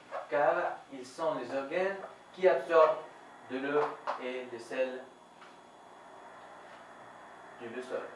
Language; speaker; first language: French; non-native, fluent; Arabic